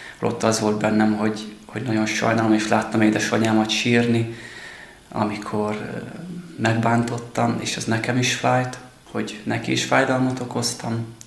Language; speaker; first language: Hungarian; native; Hungarian